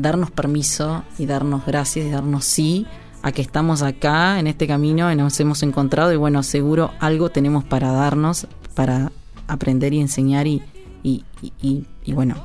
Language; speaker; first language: Spanish; native; Spanish